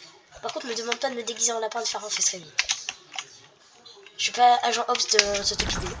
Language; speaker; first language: French; native; French